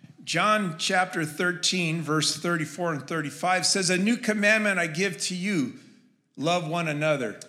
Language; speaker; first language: English; native; English